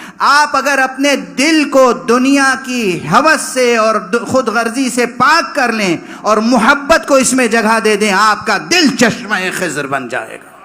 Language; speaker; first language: Urdu; native; Urdu